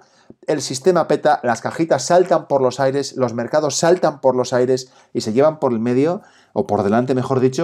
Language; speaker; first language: Spanish; native; Spanish